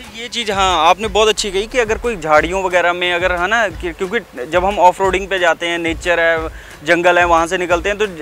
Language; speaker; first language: Hindi; non-native, local second language; Punjabi